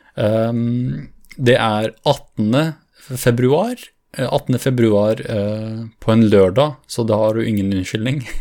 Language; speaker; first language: Norwegian; early bilingual, other home language; Kurdish